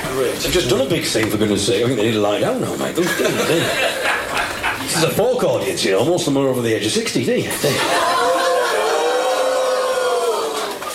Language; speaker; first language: English; native; English